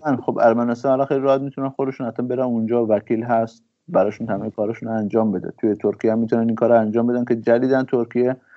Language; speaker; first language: Persian; native; Persian